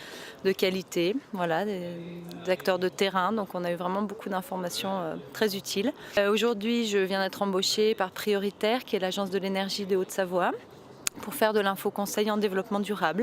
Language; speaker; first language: French; native; French